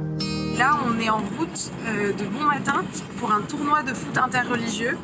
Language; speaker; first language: French; native; French